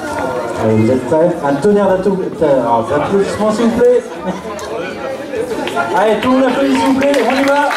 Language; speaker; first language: French; native; French